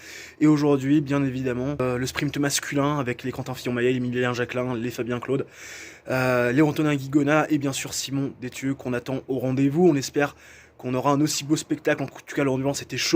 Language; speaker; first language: French; native; French